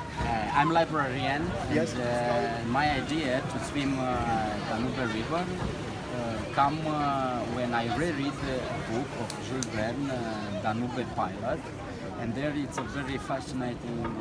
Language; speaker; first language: English; non-native, learner; Romanian